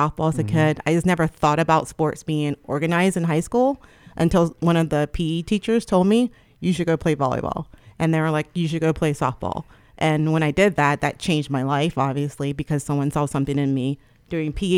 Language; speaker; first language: English; native; English